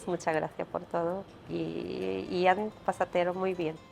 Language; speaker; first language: Spanish; non-native, fluent; Japanese